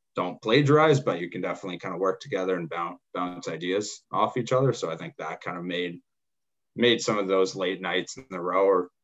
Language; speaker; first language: English; native; English